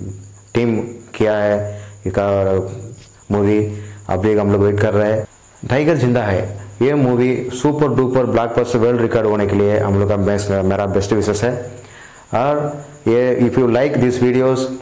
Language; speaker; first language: Hindi; non-native, local second language; Tamil